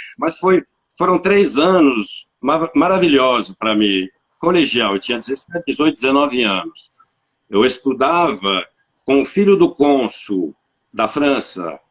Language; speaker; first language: Portuguese; non-native, fluent; French